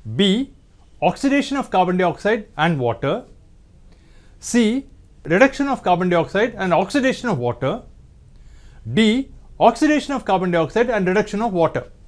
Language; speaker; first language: English; non-native, local second language; Tamil